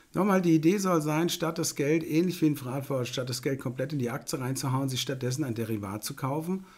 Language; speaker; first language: German; native; German